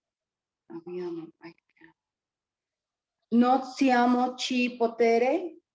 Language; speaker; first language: Italian; non-native, learner; Spanish